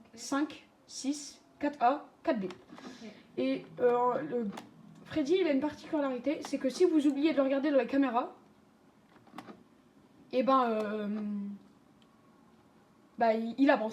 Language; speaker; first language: French; native; French